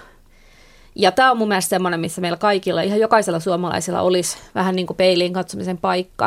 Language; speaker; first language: Finnish; native; Finnish